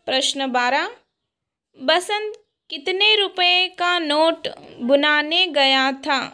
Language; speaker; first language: Hindi; non-native, local second language; Kannada